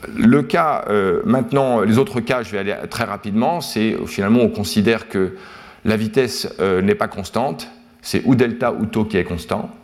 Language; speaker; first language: French; native; French